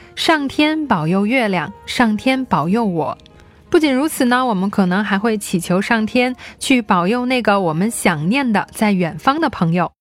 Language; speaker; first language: Chinese; native; Chinese